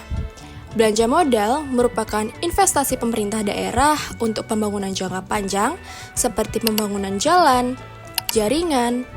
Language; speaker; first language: Indonesian; native; Indonesian